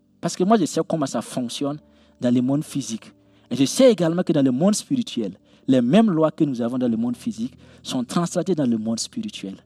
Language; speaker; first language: French; non-native, local second language; Mossi